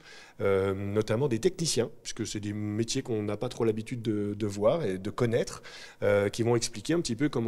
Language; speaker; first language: French; native; French